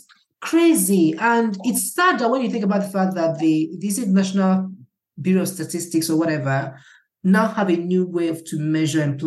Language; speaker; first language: English; non-native, local second language; Igbo